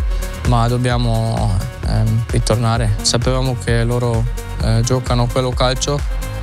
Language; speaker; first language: Italian; non-native, learner; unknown